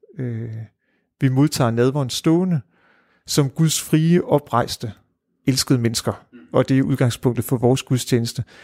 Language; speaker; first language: Danish; native; Danish